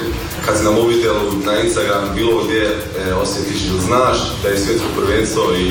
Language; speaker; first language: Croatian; early bilingual, heritage; Croatian